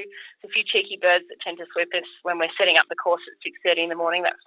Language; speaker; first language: English; native; English